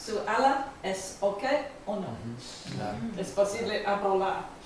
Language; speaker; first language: Spanish; non-native, learner; English